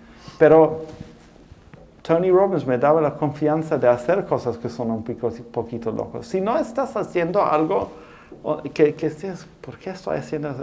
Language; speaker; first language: Spanish; non-native, fluent; English